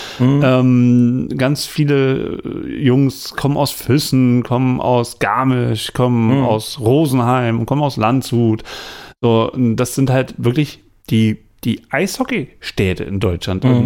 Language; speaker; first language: German; native; German